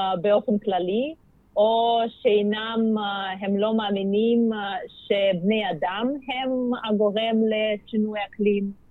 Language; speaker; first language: Hebrew; non-native, fluent; Russian